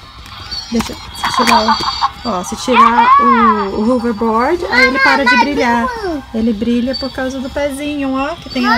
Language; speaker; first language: Portuguese; native; Portuguese